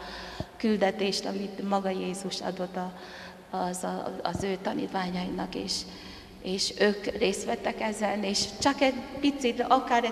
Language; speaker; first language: Hungarian; non-native, fluent; Tongan